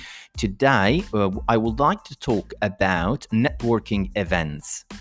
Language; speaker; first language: English; non-native, fluent; Italian